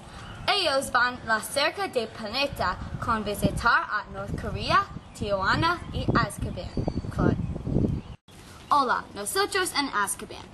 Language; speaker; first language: Spanish; non-native, learner; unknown